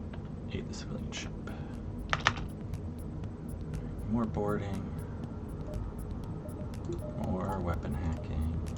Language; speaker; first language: English; native; English